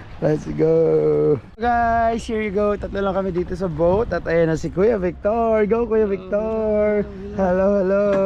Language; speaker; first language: Filipino; native; Filipino